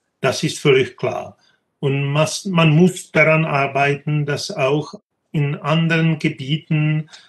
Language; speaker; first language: German; non-native, fluent; Czech